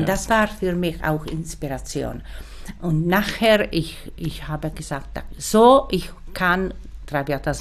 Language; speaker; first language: German; non-native, learner; Czech